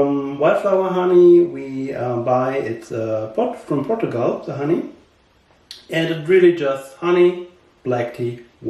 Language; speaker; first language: English; non-native, learner; German